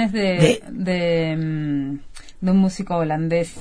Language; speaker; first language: Spanish; native; Spanish